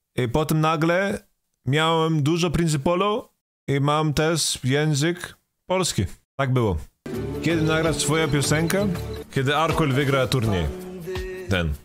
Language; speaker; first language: Polish; non-native, learner; Swedish